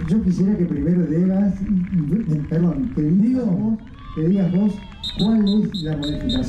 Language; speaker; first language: Spanish; native; Spanish